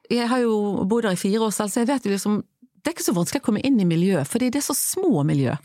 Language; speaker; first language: Norwegian; non-native, fluent; English